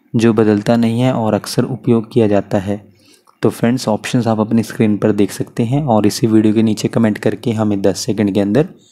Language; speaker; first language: Hindi; native; Hindi